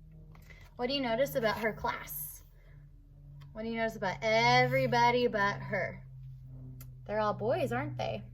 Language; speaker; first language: English; native; English